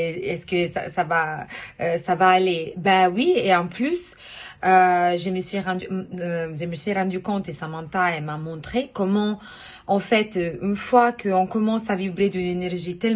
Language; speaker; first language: French; non-native, fluent; Italian